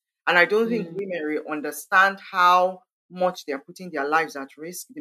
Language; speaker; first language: English; non-native, local second language; Igbo